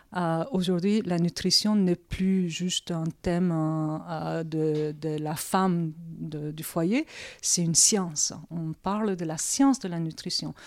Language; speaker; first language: French; early bilingual, other home language; Korean